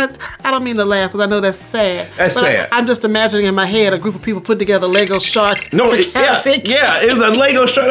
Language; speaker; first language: English; native; English